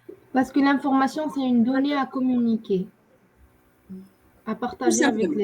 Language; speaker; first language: French; non-native, local second language; Arabic